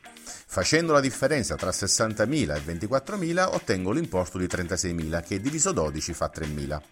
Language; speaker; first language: Italian; native; Italian